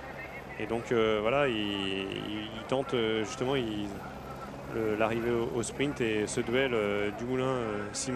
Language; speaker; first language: French; native; French